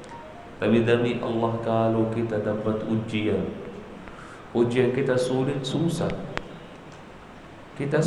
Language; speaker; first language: Indonesian; non-native, learner; Arabic